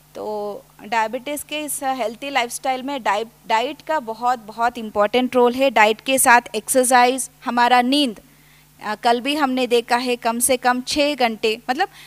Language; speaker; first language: Hindi; non-native, local second language; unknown